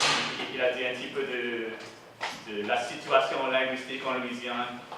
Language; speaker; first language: French; early bilingual, heritage; English